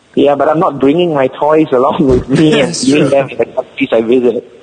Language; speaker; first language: English; native; English